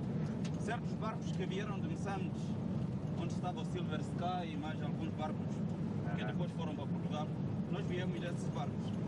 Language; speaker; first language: Portuguese; native; Portuguese